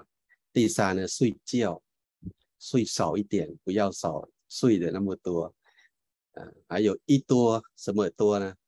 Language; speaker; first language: Chinese; non-native, fluent; Thai